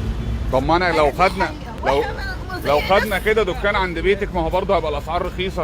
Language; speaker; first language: Arabic; native; Arabic